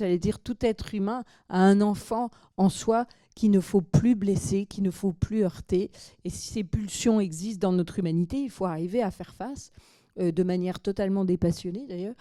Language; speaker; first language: French; native; French